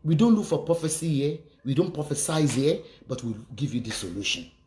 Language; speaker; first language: English; non-native, local second language; Yoruba